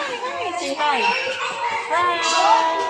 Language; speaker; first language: English; non-native, local second language; Filipino